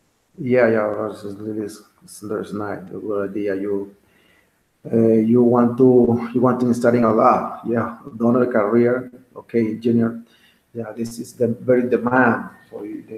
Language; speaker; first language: English; non-native, learner; Spanish